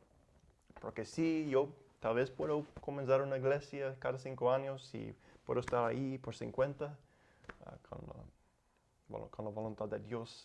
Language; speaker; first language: Spanish; non-native, learner; English